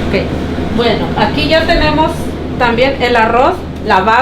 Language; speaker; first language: Spanish; native; Spanish